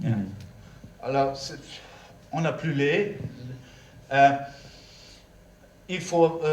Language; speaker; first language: French; non-native, learner; German